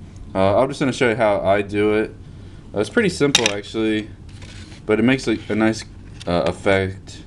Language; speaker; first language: English; native; English